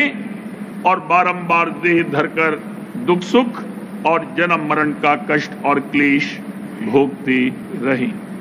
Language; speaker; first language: Hindi; native; Hindi